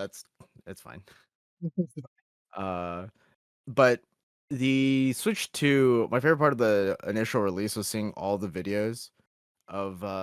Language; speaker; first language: English; native; English